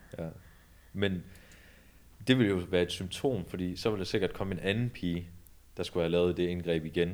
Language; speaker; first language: Danish; early bilingual, other home language; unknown